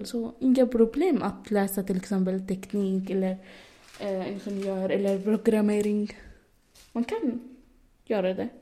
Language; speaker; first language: Swedish; non-native, fluent; Arabic